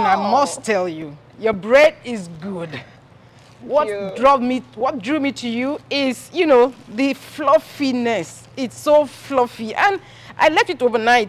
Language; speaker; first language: English; non-native, local second language; Yoruba